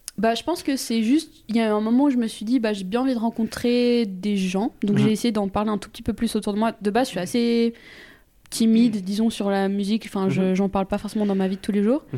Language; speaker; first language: French; native; French